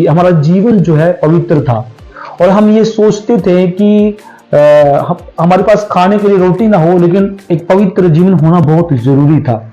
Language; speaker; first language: Hindi; native; Hindi